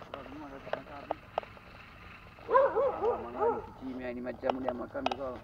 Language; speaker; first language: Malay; non-native, local second language; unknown